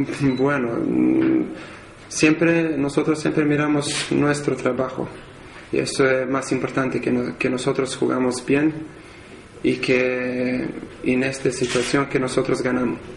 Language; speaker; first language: Spanish; non-native, learner; Serbian